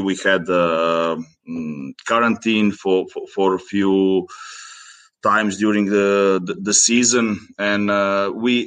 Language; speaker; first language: English; non-native, fluent; Greek